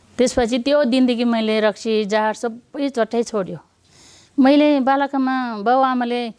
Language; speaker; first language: Nepali; non-native, local second language; Eastern Tamang